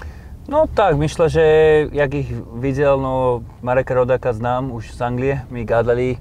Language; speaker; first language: Polish; non-native, learner; Slovak